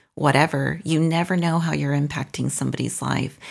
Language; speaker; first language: English; non-native, fluent; Spanish